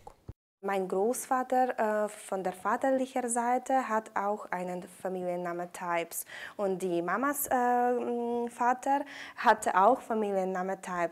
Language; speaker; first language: German; early bilingual, heritage; German